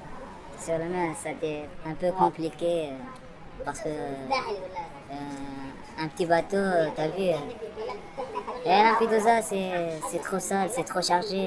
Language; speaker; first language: French; non-native, learner; Arabic